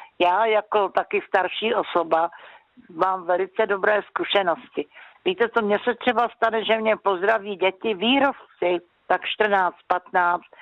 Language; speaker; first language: Czech; native; Czech